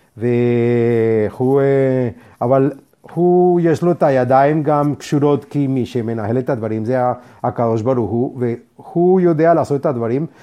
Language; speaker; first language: Hebrew; non-native, fluent; English